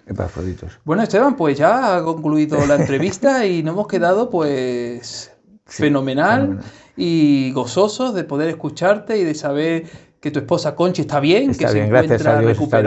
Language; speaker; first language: Spanish; native; Spanish